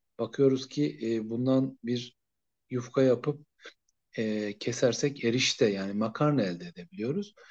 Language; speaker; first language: Turkish; native; Turkish